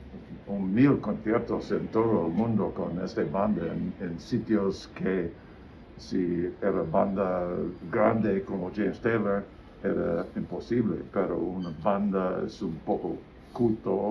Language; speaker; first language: Spanish; non-native, learner; English